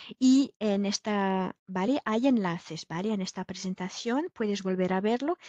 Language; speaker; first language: Spanish; non-native, fluent; French